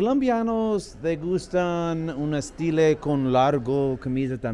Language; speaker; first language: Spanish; non-native, learner; English